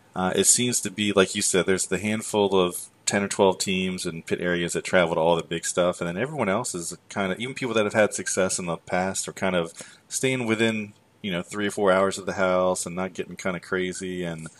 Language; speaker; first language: English; native; English